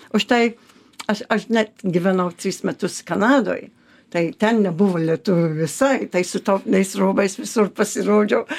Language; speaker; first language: Lithuanian; early bilingual, heritage; Lithuanian